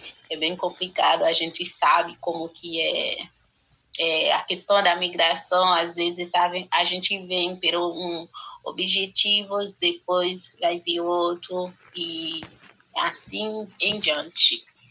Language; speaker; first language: Portuguese; non-native, fluent; Haitian Creole